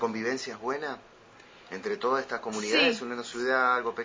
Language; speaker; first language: Spanish; native; Spanish